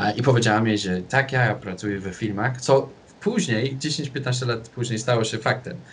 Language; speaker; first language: Polish; non-native, fluent; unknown